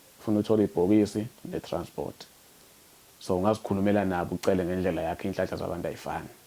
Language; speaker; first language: Zulu; native; Zulu